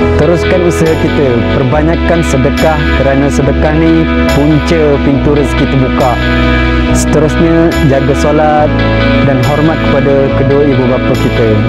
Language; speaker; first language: Malay; non-native, local second language; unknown